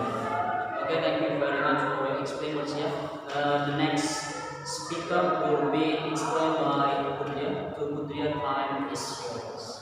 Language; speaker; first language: English; non-native, learner; Indonesian